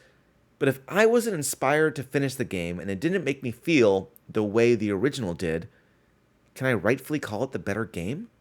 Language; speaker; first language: English; native; English